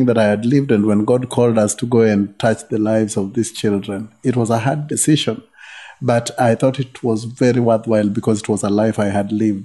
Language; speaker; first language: English; non-native, local second language; Luo (Kenya and Tanzania)